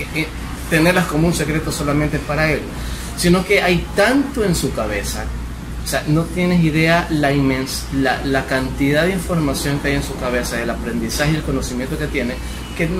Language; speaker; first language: Spanish; native; Spanish